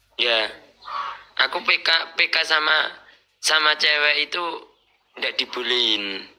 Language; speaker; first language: Indonesian; non-native, local second language; Javanese